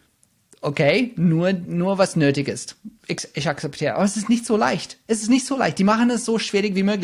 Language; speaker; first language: German; non-native, fluent; English